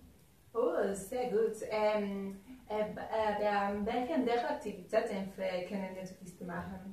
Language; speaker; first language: German; non-native, learner; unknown